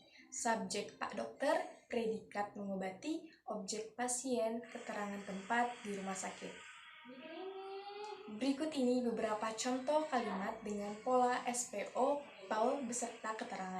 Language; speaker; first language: Indonesian; native; Indonesian